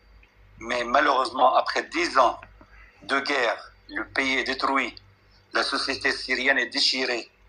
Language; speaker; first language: French; non-native, fluent; Arabic